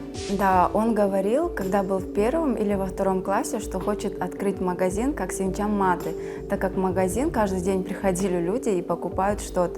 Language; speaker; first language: Russian; non-native, local second language; Kazakh